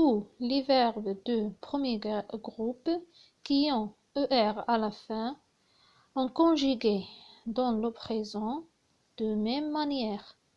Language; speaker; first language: French; non-native, learner; Arabic